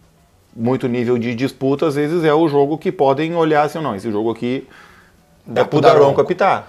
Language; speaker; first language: Portuguese; native; Portuguese